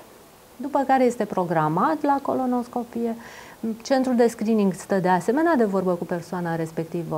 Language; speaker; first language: Romanian; native; Romanian